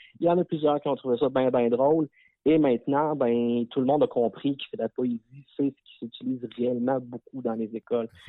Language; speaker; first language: French; native; French